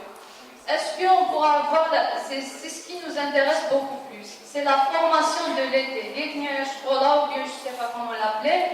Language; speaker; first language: French; non-native, local second language; Arabic